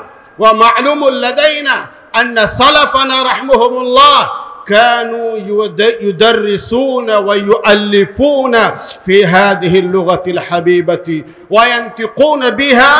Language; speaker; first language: Arabic; non-native, fluent; Urdu